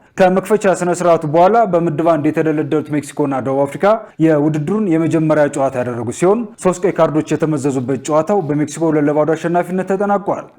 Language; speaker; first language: Amharic; native; Amharic